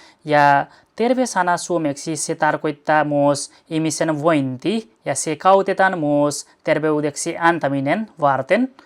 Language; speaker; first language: Finnish; non-native, learner; Nepali